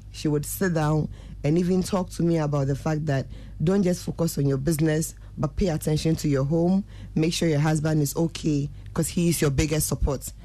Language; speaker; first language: English; non-native, local second language; Akan